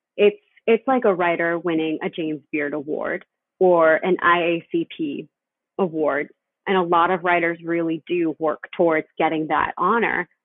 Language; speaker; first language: English; early bilingual, other home language; Spanish